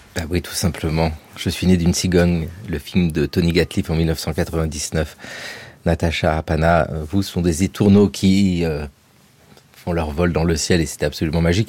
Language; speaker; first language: French; native; French